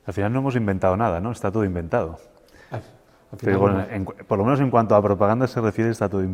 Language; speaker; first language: Spanish; native; Spanish